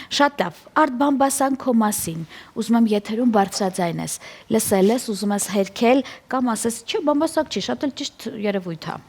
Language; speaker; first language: Armenian; native; Armenian